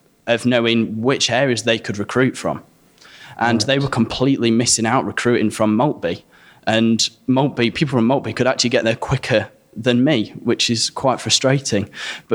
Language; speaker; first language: English; native; English